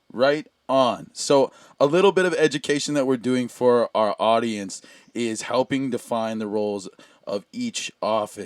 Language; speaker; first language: English; native; English